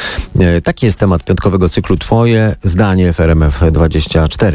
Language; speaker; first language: Polish; native; Polish